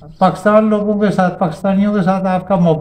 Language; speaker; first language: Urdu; non-native, local second language; Punjabi